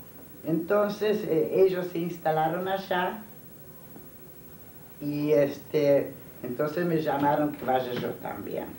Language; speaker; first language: Spanish; non-native, fluent; Hungarian